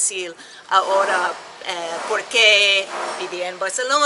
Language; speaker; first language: Spanish; non-native, learner; English